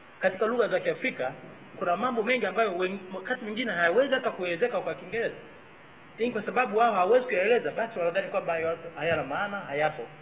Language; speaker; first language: Swahili; native; Swahili